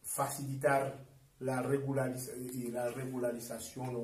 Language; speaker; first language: Spanish; non-native, fluent; Haitian Creole